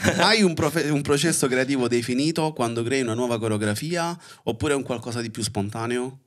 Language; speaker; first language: Italian; native; Italian